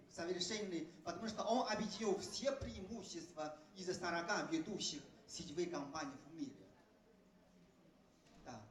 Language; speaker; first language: Russian; non-native, fluent; Chinese